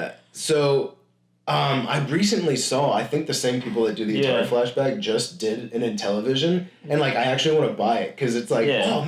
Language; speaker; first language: English; native; English